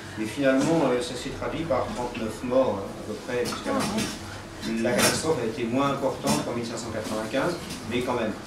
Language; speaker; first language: French; native; French